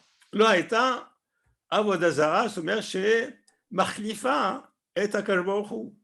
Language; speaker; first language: Hebrew; non-native, fluent; French